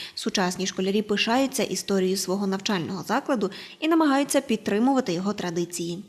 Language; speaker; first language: Ukrainian; native; Ukrainian